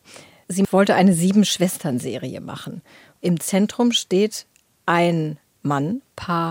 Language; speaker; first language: German; native; German